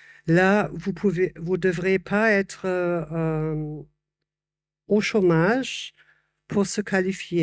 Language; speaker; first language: French; non-native, fluent; German